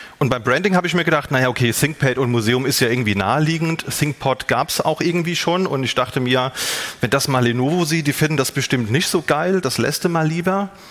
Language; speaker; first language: German; native; German